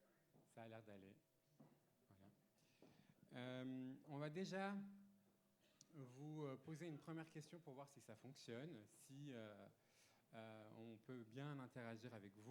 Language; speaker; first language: French; native; French